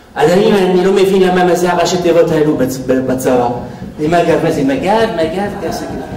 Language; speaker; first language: Hebrew; non-native, fluent; French